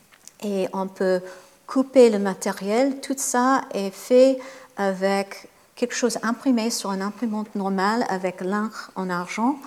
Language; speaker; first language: French; non-native, fluent; English